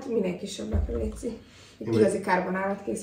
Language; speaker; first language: Hungarian; native; Hungarian